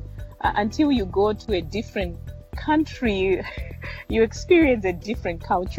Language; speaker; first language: English; non-native, local second language; Shona